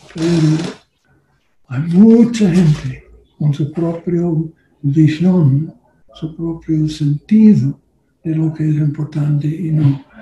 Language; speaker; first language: Spanish; non-native, learner; English